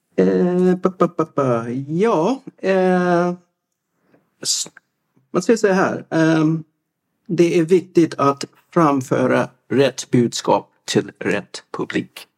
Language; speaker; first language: Swedish; non-native, fluent; English